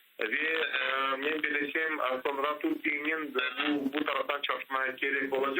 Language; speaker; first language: Turkish; non-native, learner; Crimean Tatar